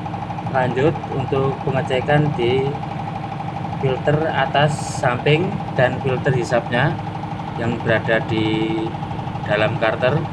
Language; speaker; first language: Indonesian; non-native, local second language; Javanese